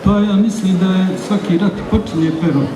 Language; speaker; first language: Bosnian; native; Bosnian